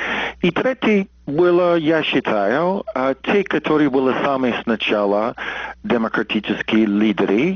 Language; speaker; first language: Russian; non-native, fluent; English